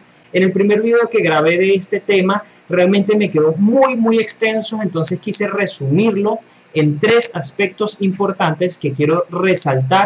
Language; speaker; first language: Spanish; native; Spanish